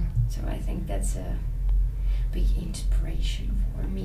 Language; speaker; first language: English; non-native, fluent; Finnish